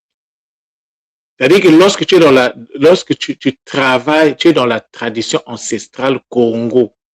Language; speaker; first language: French; non-native, local second language; Kongo